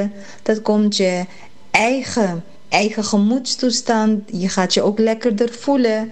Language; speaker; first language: Dutch; early bilingual, heritage; Caribbean Hindustani